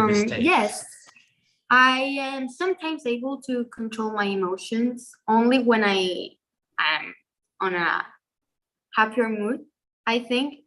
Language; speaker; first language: English; non-native, fluent; Spanish